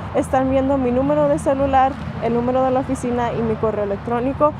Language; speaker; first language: Spanish; early bilingual, heritage; Spanish